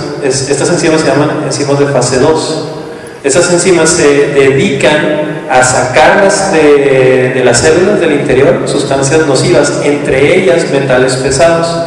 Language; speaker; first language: Spanish; native; Spanish